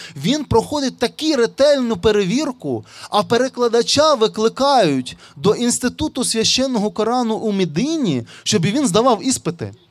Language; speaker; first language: Ukrainian; non-native, local second language; Russian